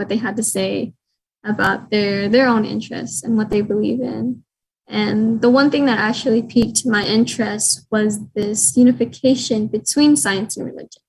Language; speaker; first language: English; native; English